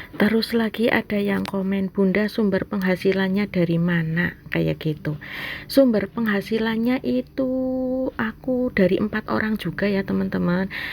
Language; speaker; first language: Indonesian; non-native, local second language; Javanese